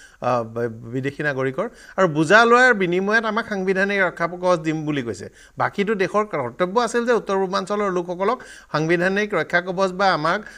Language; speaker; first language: Assamese; native; Assamese